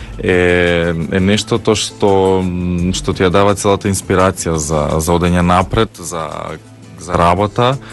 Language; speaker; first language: Macedonian; native; Macedonian